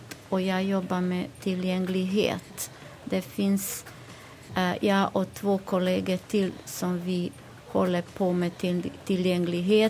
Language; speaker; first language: Swedish; non-native, fluent; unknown